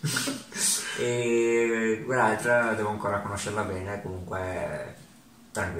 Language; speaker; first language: Italian; early bilingual, other home language; Ukrainian